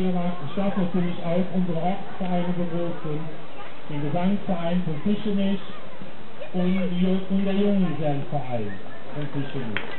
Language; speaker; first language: German; native; German